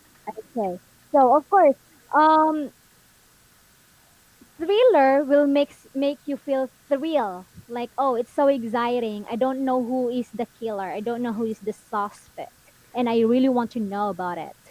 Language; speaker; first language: English; non-native, local second language; Filipino